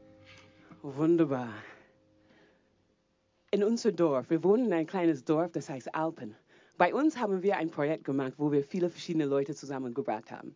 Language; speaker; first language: German; non-native, fluent; English